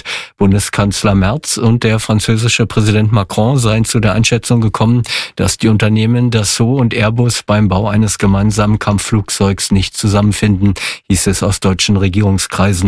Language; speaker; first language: German; native; German